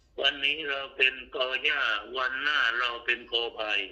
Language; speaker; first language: Thai; non-native, local second language; Northeastern Thai